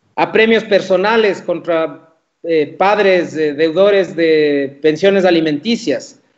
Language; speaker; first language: Spanish; native; Spanish